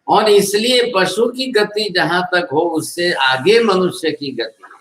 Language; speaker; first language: Hindi; non-native, local second language; Gujarati